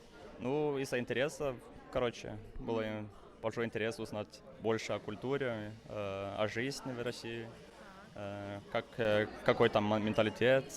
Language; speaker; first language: Russian; non-native, fluent; Norwegian